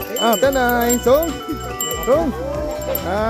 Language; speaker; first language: Vietnamese; non-native, learner; Thai